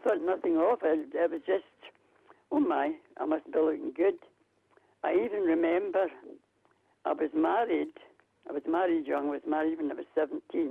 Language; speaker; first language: English; native; English